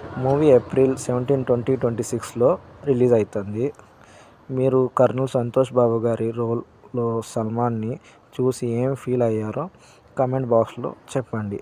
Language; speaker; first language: Telugu; non-native, learner; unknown